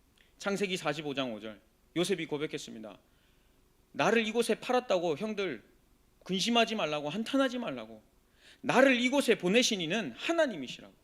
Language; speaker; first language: Korean; native; Korean